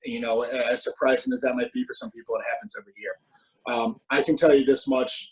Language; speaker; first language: English; native; English